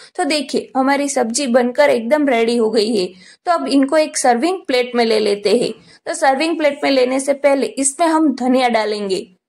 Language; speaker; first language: Hindi; non-native, local second language; Gujarati